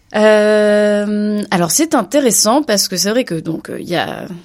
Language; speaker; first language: French; native; French